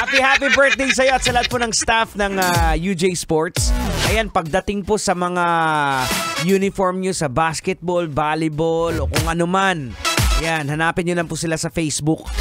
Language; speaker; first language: Filipino; native; Filipino